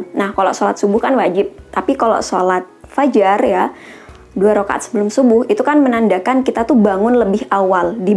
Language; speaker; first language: Indonesian; native; Indonesian